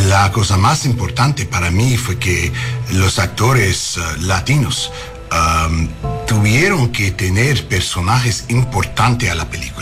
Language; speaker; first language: Spanish; non-native, learner; English